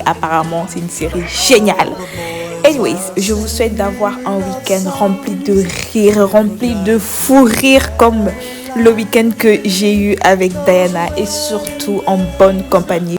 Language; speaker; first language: French; native; French